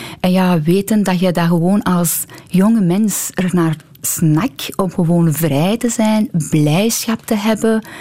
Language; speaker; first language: Dutch; non-native, fluent; Persian